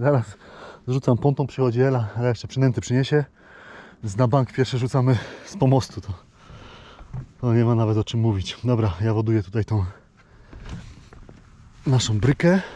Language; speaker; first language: Polish; native; Polish